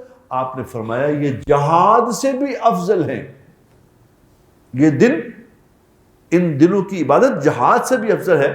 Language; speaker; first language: Urdu; native; Urdu